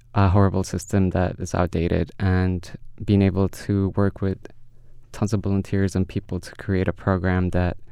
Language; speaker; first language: English; early bilingual, other home language; Spanish